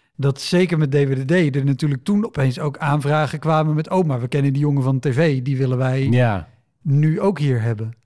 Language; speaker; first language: Dutch; native; Dutch